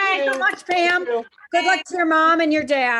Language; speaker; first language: English; native; English